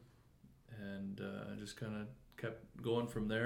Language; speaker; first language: English; native; English